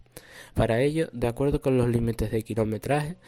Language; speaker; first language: Spanish; native; Spanish